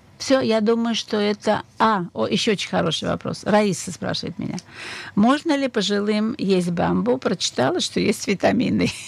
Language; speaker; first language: Russian; native; Russian